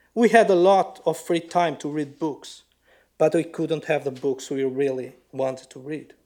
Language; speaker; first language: English; non-native, fluent; Albanian